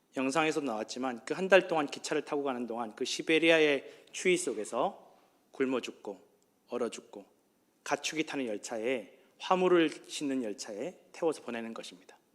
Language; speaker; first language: Korean; native; Korean